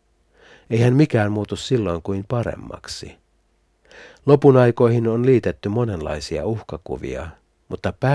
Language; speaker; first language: Finnish; native; Finnish